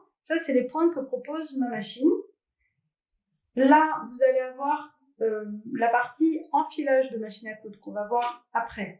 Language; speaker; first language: French; native; French